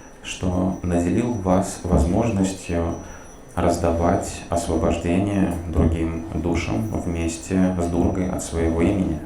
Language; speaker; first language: Russian; native; Russian